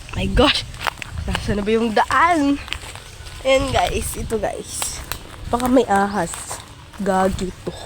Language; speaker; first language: Filipino; non-native, local second language; Cebuano